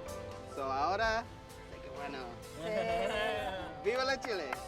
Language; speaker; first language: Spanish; non-native, learner; English